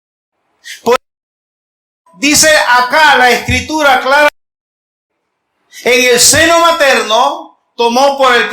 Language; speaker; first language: Spanish; native; Spanish